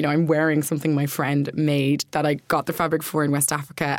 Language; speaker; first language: English; native; English